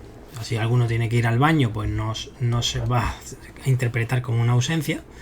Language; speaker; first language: Spanish; native; Spanish